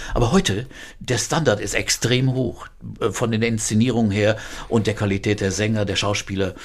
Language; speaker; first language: German; native; German